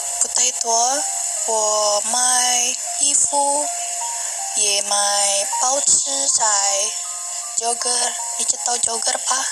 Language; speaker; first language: Chinese; non-native, learner; Indonesian